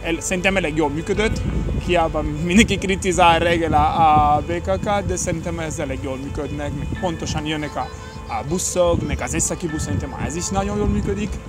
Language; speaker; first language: Hungarian; non-native, fluent; French